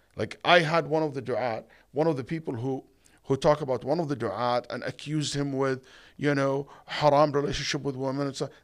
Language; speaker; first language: English; non-native, fluent; Arabic